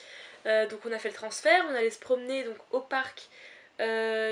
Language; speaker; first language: French; native; French